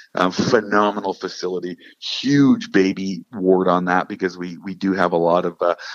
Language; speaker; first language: English; native; English